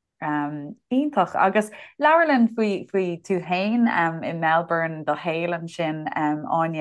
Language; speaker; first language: Irish; native; Irish